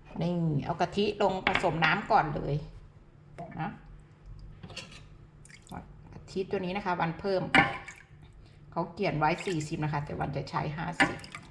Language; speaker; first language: Thai; native; Thai